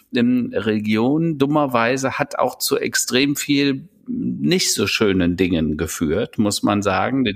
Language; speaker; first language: German; native; German